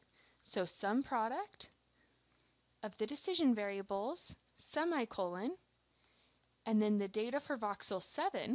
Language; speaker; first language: English; native; English